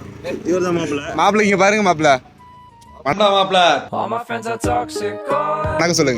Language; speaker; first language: Tamil; native; Tamil